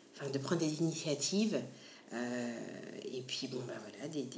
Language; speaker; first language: French; native; French